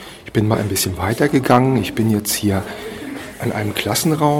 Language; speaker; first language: German; native; German